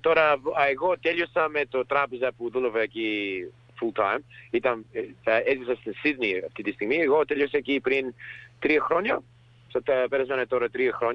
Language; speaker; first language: Greek; early bilingual, heritage; English